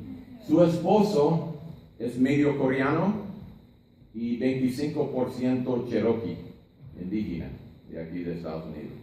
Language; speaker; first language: Spanish; non-native, fluent; English